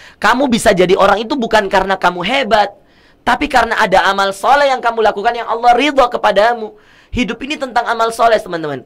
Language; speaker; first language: Indonesian; native; Indonesian